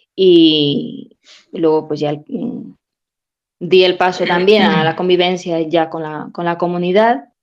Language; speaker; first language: Spanish; native; Spanish